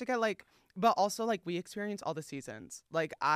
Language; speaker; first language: English; native; English